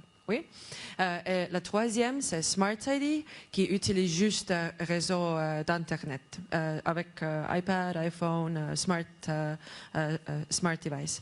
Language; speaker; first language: French; non-native, learner; Estonian